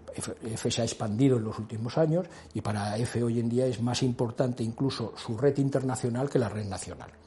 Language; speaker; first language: Spanish; native; Spanish